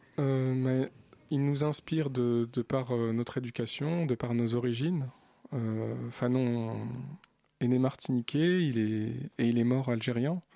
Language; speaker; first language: French; early bilingual, other home language; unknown